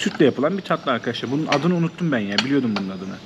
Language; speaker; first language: Turkish; native; Turkish